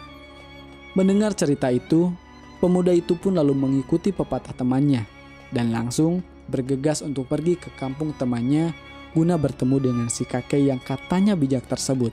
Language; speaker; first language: Indonesian; native; Indonesian